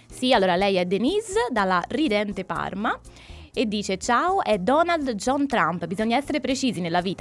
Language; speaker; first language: Italian; native; Italian